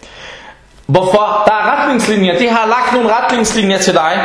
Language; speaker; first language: Danish; early bilingual, other home language; Arabic